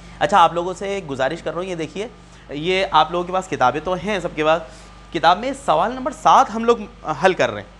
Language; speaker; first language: Urdu; native; Urdu